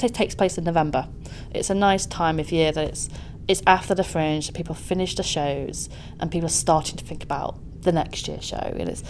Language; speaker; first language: English; native; English